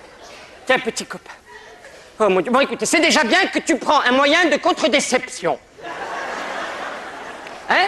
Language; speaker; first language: French; native; French